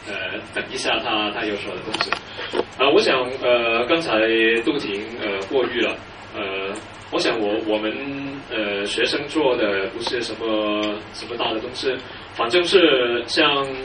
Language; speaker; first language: Chinese; non-native, local second language; Cantonese